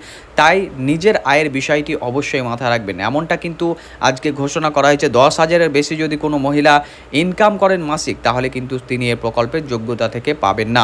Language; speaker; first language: Bangla; native; Bangla